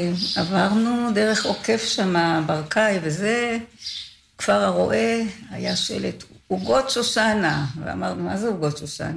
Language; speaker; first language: Hebrew; native; Hebrew